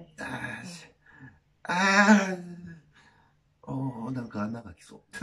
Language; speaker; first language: Japanese; native; Japanese